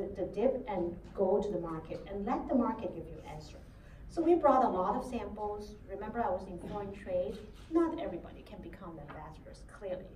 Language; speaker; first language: English; non-native, fluent; Chinese